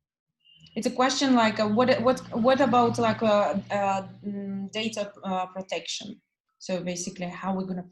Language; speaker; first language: English; non-native, learner; Russian